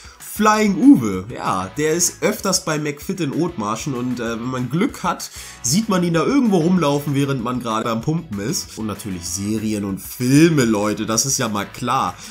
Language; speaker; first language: German; early bilingual, heritage; German